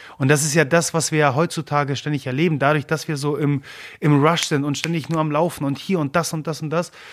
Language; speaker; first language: German; early bilingual, other home language; Polish